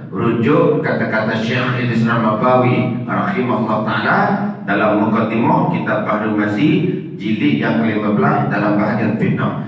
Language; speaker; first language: Malay; non-native, local second language; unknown